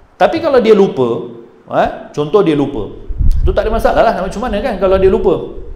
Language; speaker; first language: Malay; native; Malay